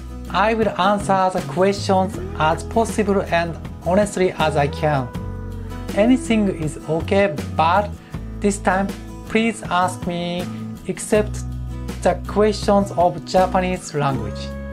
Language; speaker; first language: English; non-native, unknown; Japanese